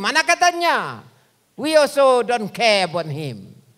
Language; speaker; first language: English; non-native, local second language; Malay